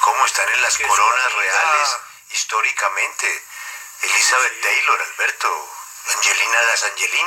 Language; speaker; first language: Spanish; native; Spanish